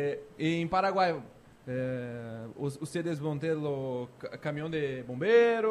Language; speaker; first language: Spanish; non-native, learner; Portuguese